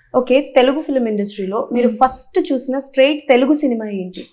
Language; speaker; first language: Telugu; native; Telugu